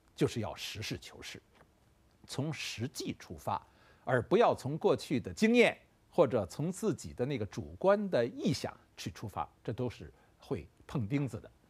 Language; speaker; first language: Chinese; native; Chinese